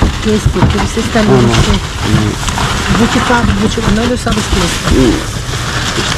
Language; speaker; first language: Spanish; non-native, learner; Filipino